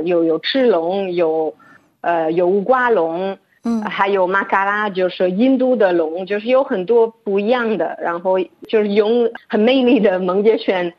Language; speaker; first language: Chinese; non-native, fluent; French